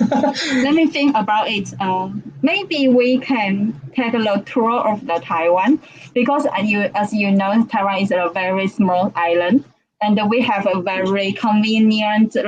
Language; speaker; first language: English; non-native, learner; Chinese